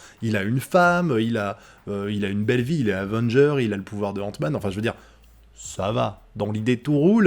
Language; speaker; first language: French; native; French